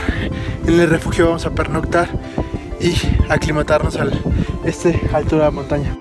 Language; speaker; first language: Spanish; native; Spanish